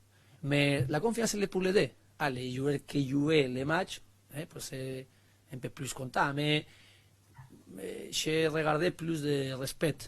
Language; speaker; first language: French; non-native, learner; Spanish